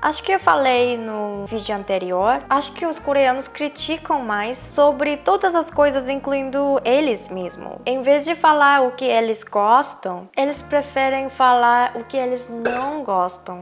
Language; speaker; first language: Portuguese; non-native, fluent; Korean